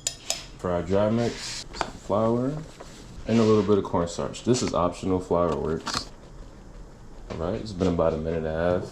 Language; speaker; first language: English; native; English